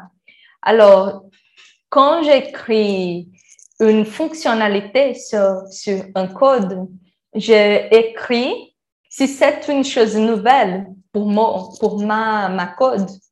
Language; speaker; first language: French; non-native, learner; Portuguese